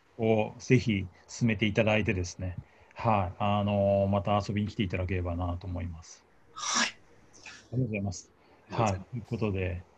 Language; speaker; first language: Japanese; native; Japanese